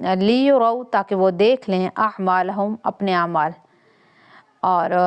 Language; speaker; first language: Urdu; non-native, local second language; Punjabi